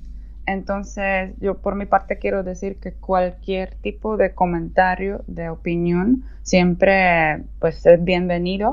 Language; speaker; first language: Spanish; non-native, fluent; Polish